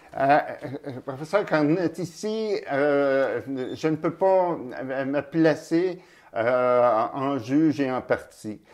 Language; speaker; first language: French; native; French